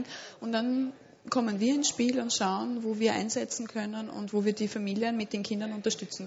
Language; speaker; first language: German; native; German